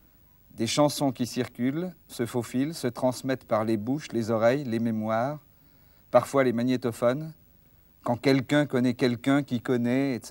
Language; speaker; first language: French; native; French